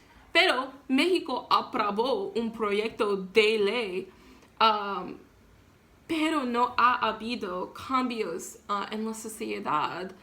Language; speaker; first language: Spanish; non-native, learner; English